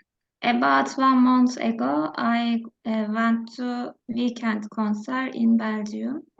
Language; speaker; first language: English; non-native, learner; Turkish